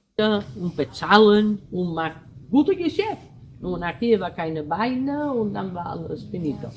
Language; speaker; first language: German; non-native, learner; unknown